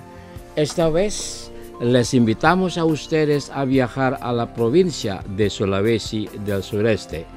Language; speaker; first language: Spanish; non-native, fluent; Indonesian